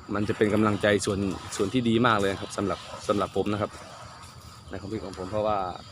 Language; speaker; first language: Thai; non-native, local second language; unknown